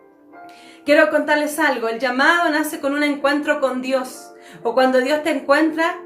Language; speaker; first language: Spanish; native; Spanish